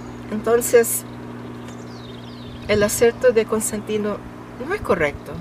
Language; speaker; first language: Spanish; non-native, fluent; Filipino